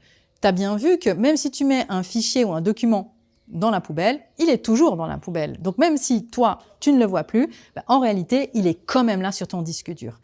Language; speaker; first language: French; native; French